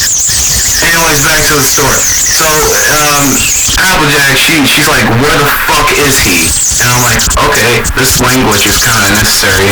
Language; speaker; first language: English; native; English